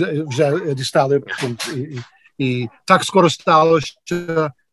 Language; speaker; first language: Ukrainian; early bilingual, heritage; Ukrainian